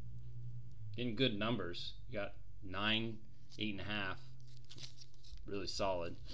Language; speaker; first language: English; native; English